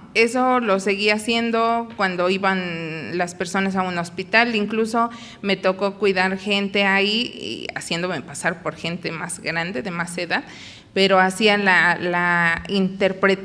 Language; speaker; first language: Spanish; non-native, local second language; Nahuatl languages